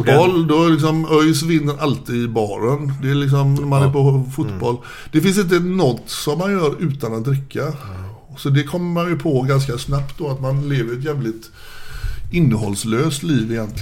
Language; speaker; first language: Swedish; native; Swedish